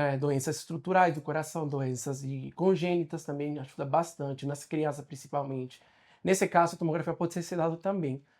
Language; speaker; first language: Portuguese; non-native, fluent; Spanish